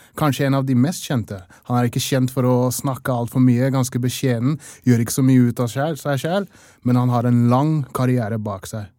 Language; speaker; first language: Norwegian; native; Norwegian